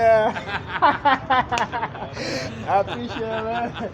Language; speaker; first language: English; non-native, local second language; Swahili